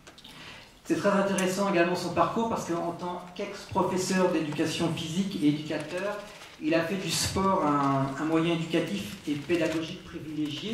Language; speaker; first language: French; native; French